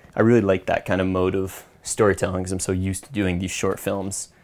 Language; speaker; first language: English; native; English